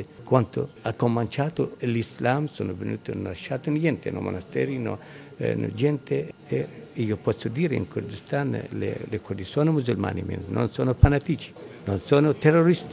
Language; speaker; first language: Italian; non-native, learner; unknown